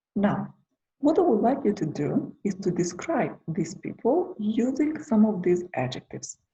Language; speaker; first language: English; non-native, fluent; Macedonian